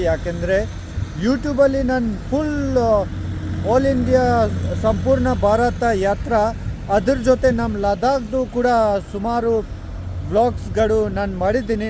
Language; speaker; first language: Kannada; non-native, local second language; Ladakhi